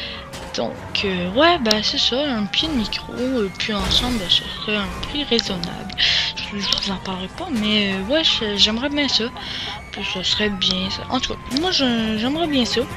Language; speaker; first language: French; native; French